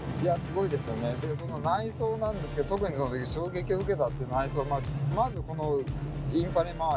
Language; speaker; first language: Japanese; native; Japanese